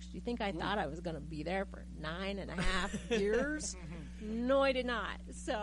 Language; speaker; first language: English; native; English